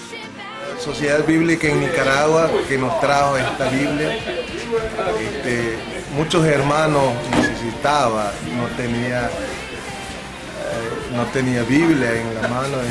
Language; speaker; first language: Spanish; non-native, local second language; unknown